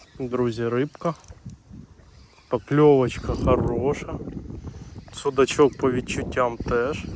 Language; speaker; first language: Ukrainian; non-native, local second language; Russian